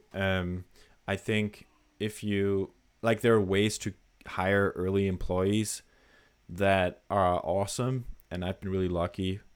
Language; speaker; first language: English; non-native, fluent; Danish